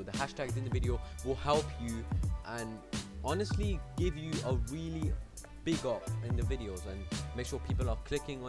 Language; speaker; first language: English; native; English